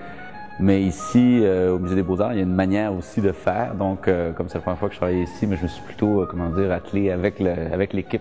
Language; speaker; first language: French; native; French